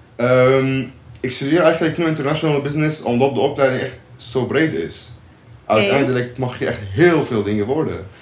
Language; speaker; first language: Dutch; non-native, fluent; Arabic